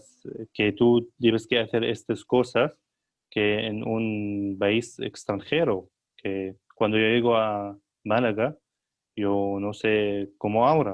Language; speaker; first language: Spanish; non-native, learner; Arabic